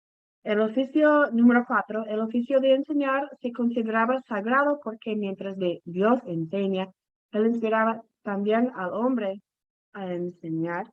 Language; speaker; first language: Spanish; non-native, fluent; English